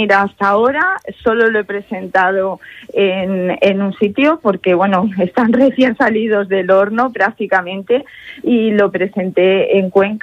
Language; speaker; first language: Spanish; native; Spanish